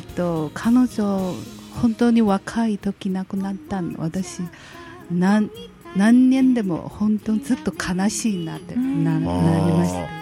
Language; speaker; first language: Japanese; non-native, learner; Chinese